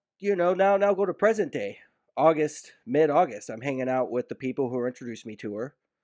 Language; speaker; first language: English; native; English